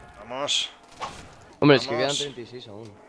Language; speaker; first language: Spanish; native; Spanish